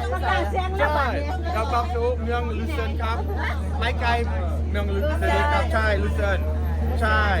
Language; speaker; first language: Thai; non-native, learner; Swiss German